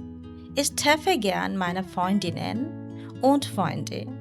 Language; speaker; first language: German; non-native, learner; Bangla